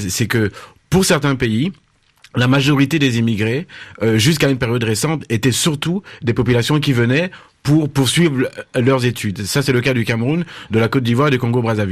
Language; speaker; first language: French; native; French